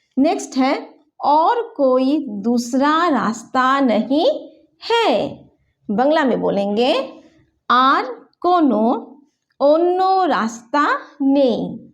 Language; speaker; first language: Hindi; native; Hindi